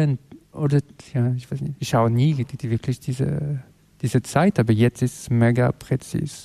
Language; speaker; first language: German; non-native, learner; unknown